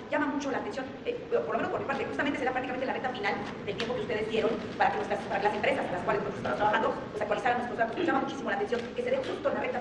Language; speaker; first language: Spanish; native; Spanish